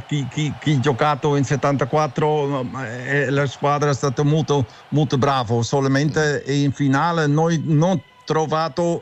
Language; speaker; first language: Italian; non-native, learner; Dutch